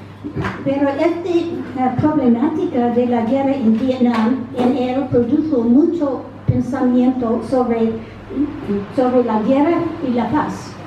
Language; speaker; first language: Spanish; non-native, fluent; English